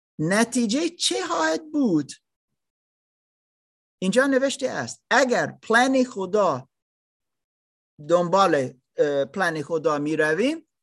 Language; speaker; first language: Persian; non-native, learner; German